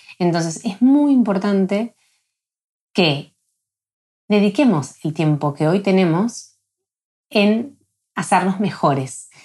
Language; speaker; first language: Spanish; native; Spanish